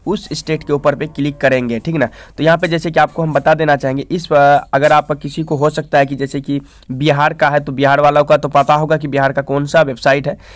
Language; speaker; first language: Hindi; native; Hindi